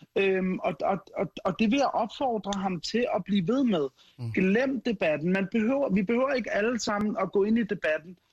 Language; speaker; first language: Danish; early bilingual, other home language; Arabic